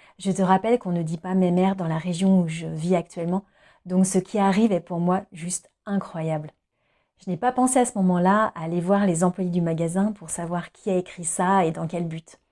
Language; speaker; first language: French; native; French